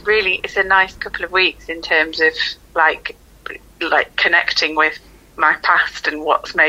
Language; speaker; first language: English; native; English